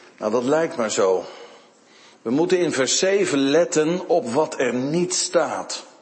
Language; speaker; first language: Dutch; native; Dutch